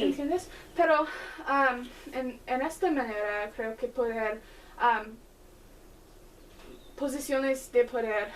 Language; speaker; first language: Spanish; non-native, learner; English